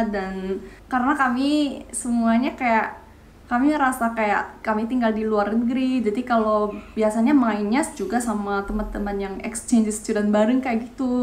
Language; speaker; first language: Indonesian; non-native, fluent; Korean